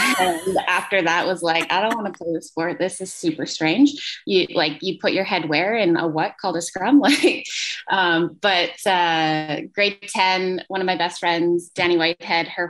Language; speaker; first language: English; native; English